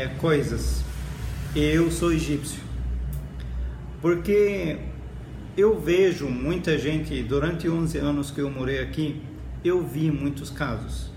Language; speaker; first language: Portuguese; non-native, fluent; Arabic